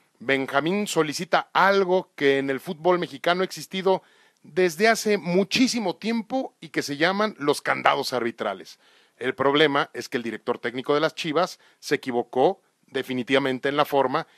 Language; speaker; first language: Spanish; native; Spanish